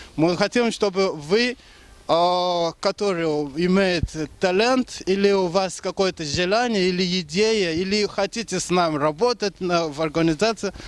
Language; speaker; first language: Russian; non-native, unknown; Lingala